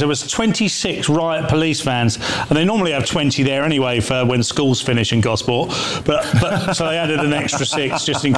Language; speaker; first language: English; native; English